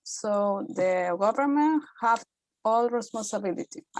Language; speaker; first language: English; non-native, learner; Spanish